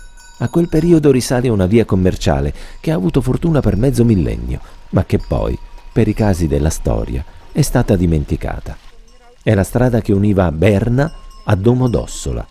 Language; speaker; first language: Italian; native; Italian